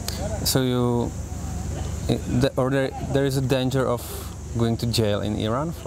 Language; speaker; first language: English; non-native, fluent; Czech